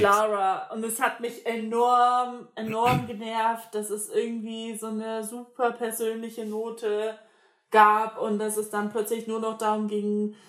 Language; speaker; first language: German; native; German